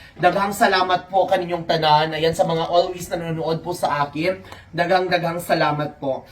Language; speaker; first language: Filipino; non-native, local second language; Cebuano